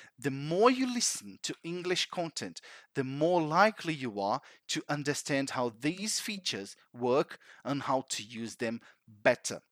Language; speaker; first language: English; non-native, fluent; Portuguese